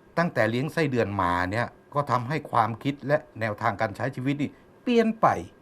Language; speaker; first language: Thai; native; Thai